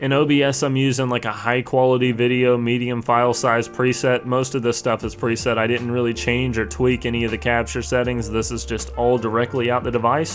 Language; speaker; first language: English; native; English